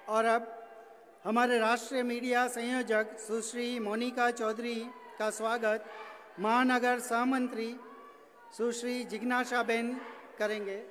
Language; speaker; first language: Hindi; non-native, local second language; Gujarati